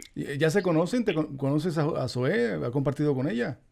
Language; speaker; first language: Spanish; native; Spanish